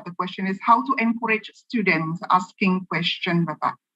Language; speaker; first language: English; non-native, fluent; Indonesian